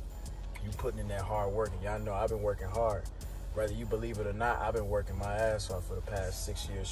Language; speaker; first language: English; native; English